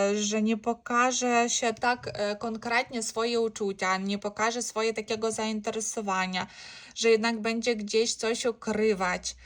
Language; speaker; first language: Polish; non-native, learner; Ukrainian